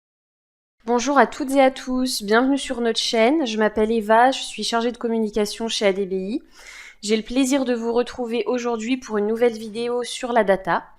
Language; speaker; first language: French; native; French